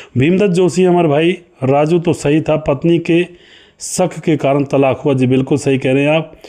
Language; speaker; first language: Hindi; native; Hindi